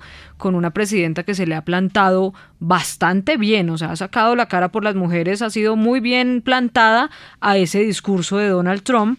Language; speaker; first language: Spanish; native; Spanish